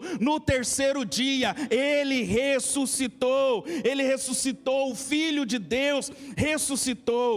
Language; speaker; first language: Portuguese; native; Portuguese